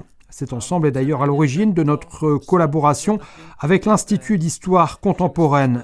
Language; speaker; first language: French; native; French